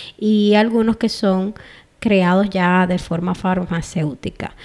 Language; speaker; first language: Spanish; native; Spanish